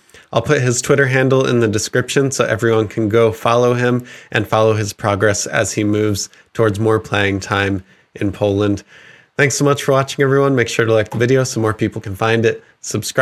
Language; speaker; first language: English; native; English